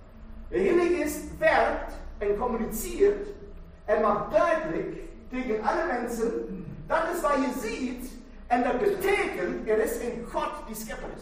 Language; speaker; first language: Dutch; non-native, fluent; German